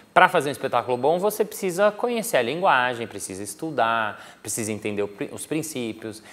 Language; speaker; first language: Portuguese; native; Portuguese